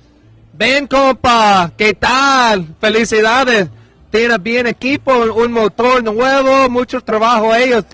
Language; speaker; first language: Spanish; non-native, learner; English